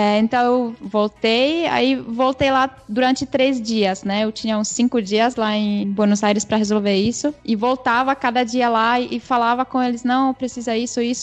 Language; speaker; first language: Portuguese; non-native, fluent; Czech